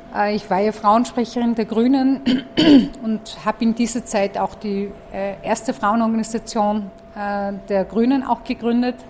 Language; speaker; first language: German; native; German